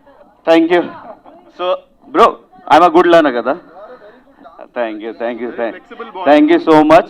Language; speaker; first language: Telugu; non-native, local second language; Hindi